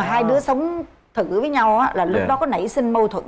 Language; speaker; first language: Vietnamese; native; Vietnamese